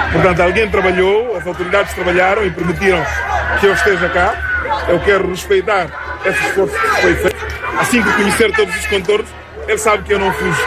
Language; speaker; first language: Portuguese; non-native, local second language; Upper Guinea Crioulo